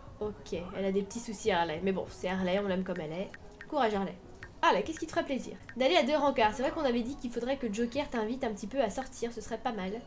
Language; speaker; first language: French; native; French